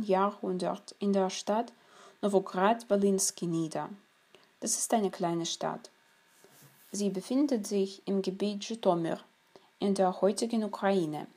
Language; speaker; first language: German; non-native, fluent; Russian